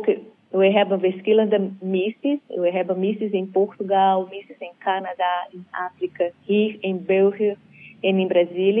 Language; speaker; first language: Dutch; non-native, learner; Portuguese